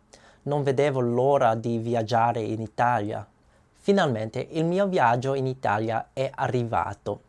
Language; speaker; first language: Italian; non-native, learner; English